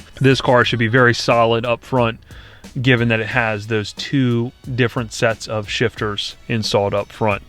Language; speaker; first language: English; native; English